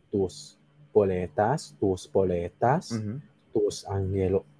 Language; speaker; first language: Greek; non-native, learner; English